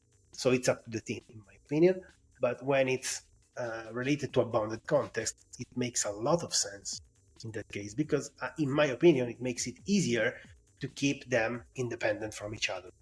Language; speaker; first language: English; non-native, fluent; Italian